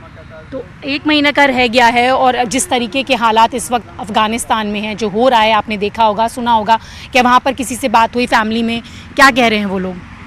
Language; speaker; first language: Hindi; native; Hindi